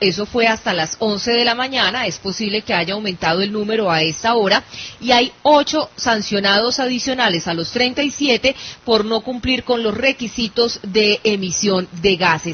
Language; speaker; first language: Spanish; native; Spanish